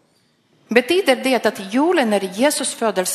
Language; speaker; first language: Swedish; non-native, learner; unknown